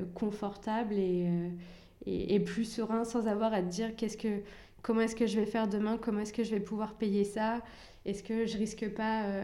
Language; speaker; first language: French; early bilingual, other home language; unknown